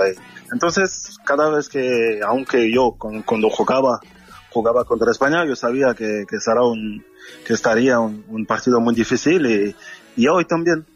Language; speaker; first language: Spanish; non-native, fluent; French